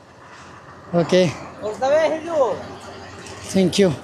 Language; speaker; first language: Hindi; non-native, learner; Bangla